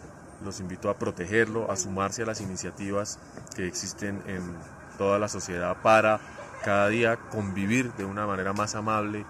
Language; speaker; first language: Spanish; native; Spanish